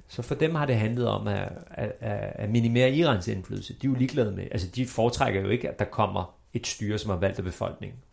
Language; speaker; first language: Danish; early bilingual, other home language; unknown